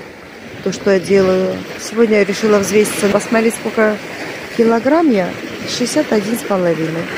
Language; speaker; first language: Russian; native; Russian